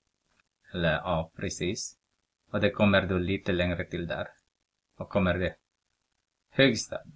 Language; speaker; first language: Swedish; non-native, fluent; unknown